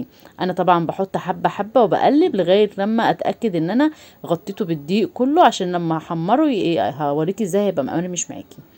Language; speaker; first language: Arabic; native; Arabic